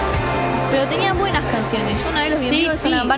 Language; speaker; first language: Spanish; native; Spanish